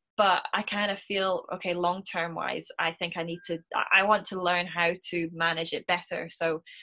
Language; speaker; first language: English; native; English